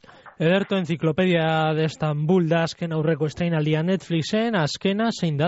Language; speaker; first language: Basque; native; Basque